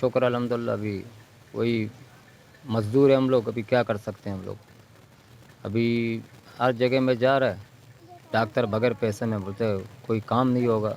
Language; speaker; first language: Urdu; non-native, local second language; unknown